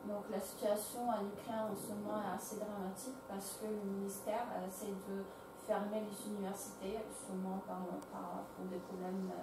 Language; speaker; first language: French; non-native, fluent; Ukrainian